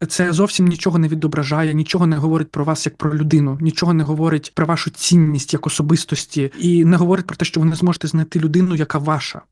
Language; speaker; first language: Ukrainian; native; Ukrainian